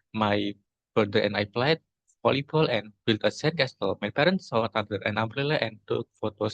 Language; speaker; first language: English; non-native, learner; Indonesian